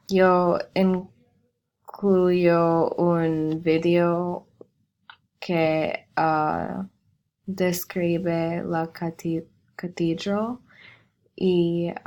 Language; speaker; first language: Spanish; non-native, learner; English